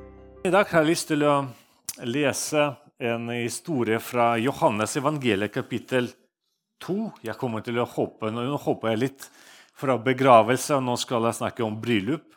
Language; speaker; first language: Norwegian; non-native, fluent; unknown